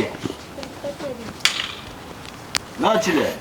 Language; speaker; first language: Russian; non-native, local second language; Kyrgyz